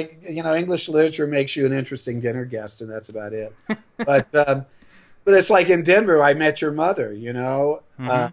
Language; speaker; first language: English; native; English